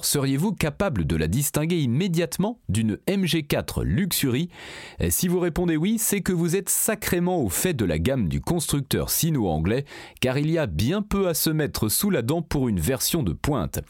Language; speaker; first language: French; native; French